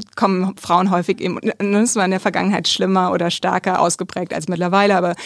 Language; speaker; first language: German; native; German